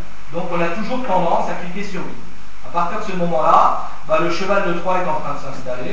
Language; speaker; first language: French; native; French